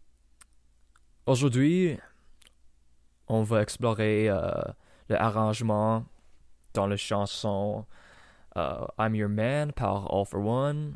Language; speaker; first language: French; non-native, local second language; English